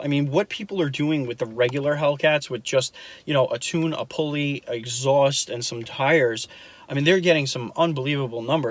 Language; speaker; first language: English; native; English